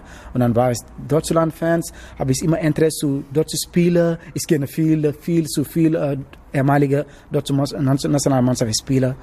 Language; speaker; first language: German; non-native, learner; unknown